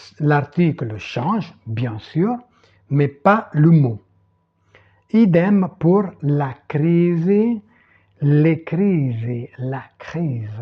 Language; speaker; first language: French; non-native, fluent; Italian